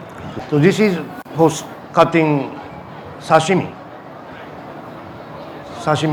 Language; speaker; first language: English; non-native, learner; Japanese